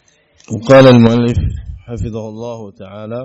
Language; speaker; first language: Arabic; non-native, fluent; Indonesian